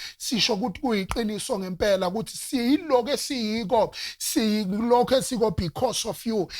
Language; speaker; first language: Zulu; non-native, local second language; Northern Sotho